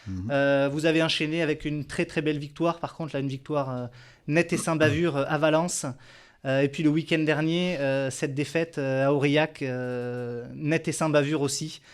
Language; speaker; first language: French; native; French